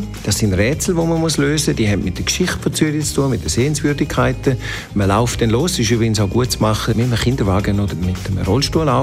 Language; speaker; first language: German; native; German